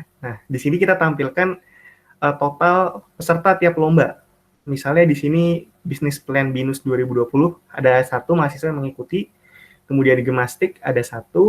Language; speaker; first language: Indonesian; native; Indonesian